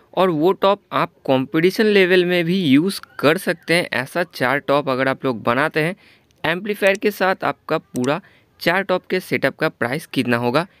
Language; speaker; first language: Hindi; non-native, local second language; Bangla